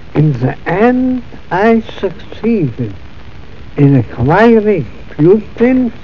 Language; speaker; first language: English; non-native, fluent; German